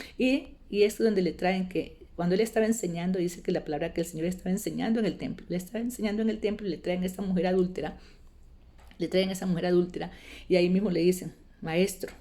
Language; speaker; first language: Spanish; native; Spanish